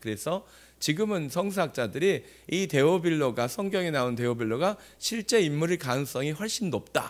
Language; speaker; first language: Korean; native; Korean